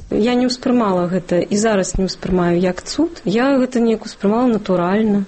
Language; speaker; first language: Belarusian; non-native, local second language; Russian